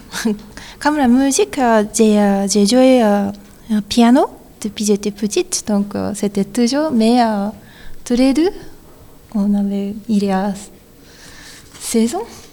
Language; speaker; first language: French; non-native, learner; Japanese